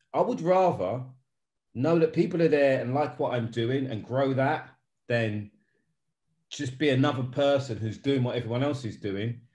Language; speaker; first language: English; native; English